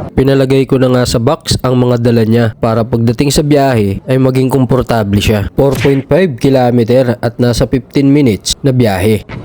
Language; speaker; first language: Filipino; native; Filipino